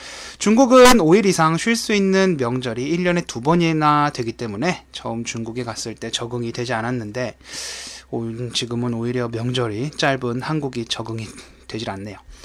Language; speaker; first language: Korean; native; Korean